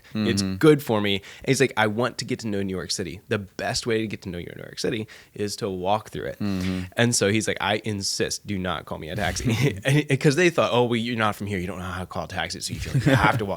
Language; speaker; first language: English; native; English